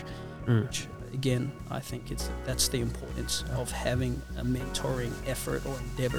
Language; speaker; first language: English; native; English